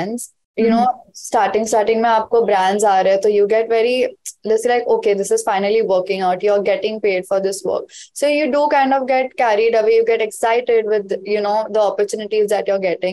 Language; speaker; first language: English; non-native, local second language; Hindi